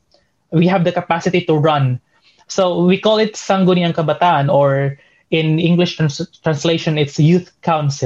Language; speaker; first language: English; non-native, local second language; Waray